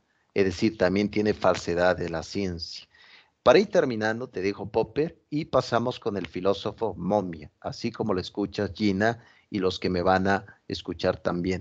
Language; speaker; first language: Spanish; native; Spanish